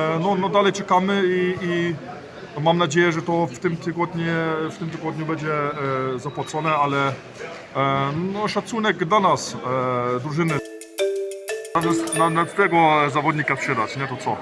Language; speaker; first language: Polish; early bilingual, heritage; Polish